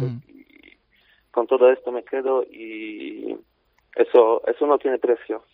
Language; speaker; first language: Spanish; non-native, fluent; Polish